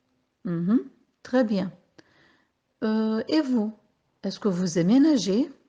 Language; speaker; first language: French; non-native, local second language; Arabic